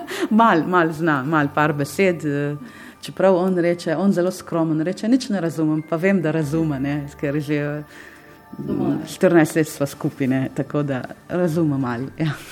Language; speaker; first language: Slovenian; non-native, fluent; Arabic